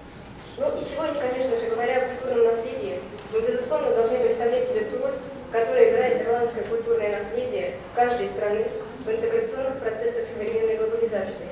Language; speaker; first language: Russian; native; Russian